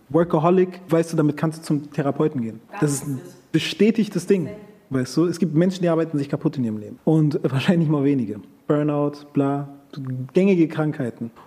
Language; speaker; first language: German; early bilingual, other home language; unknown